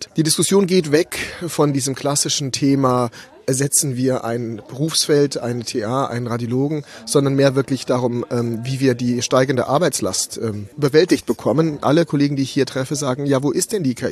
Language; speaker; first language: German; native; German